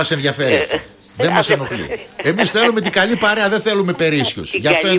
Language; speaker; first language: Greek; native; Greek